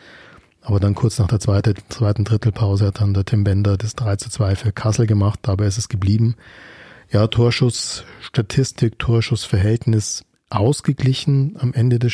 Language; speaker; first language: German; native; German